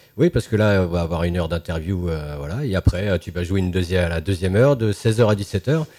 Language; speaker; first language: French; native; French